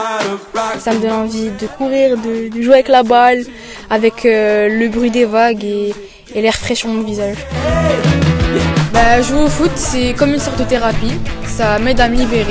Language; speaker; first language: French; non-native, local second language; Arabic